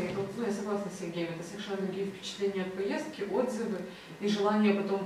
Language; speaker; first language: Russian; native; Russian